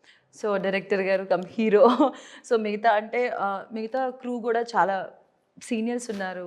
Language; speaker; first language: Telugu; native; Telugu